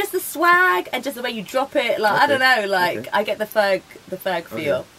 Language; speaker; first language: English; native; English